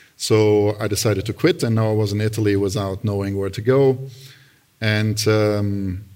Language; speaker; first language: English; non-native, fluent; German